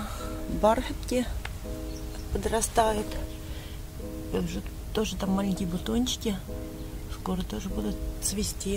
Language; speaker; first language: Russian; native; Russian